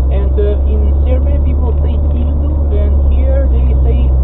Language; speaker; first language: English; non-native, fluent; Russian